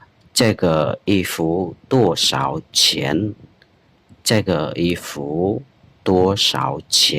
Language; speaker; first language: Chinese; non-native, fluent; Khmer